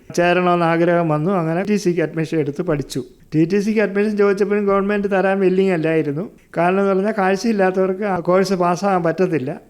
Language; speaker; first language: Malayalam; native; Malayalam